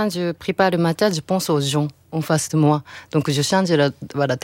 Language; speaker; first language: French; non-native, learner; Japanese